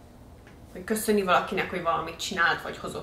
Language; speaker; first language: Hungarian; early bilingual, heritage; English